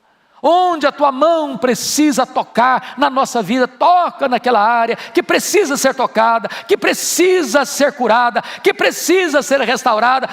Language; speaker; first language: Portuguese; native; Portuguese